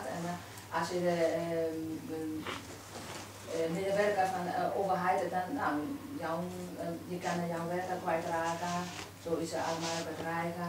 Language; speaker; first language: Dutch; non-native, learner; Burmese